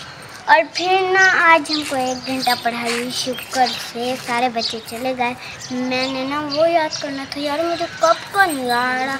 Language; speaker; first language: Hindi; non-native, local second language; Saraiki